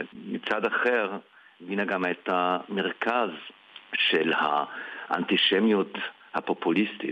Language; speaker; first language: Hebrew; early bilingual, heritage; Hebrew